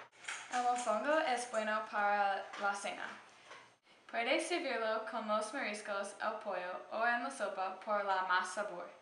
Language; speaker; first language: Spanish; non-native, learner; English